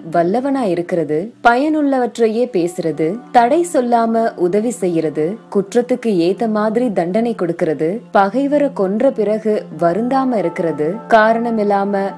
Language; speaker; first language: Tamil; native; Tamil